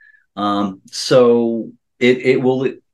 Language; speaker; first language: English; native; English